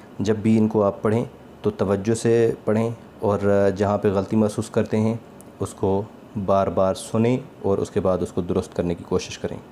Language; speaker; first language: Urdu; non-native, local second language; Sindhi